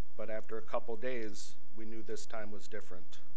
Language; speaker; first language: English; native; English